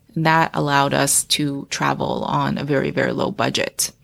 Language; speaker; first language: English; early bilingual, other home language; Chinese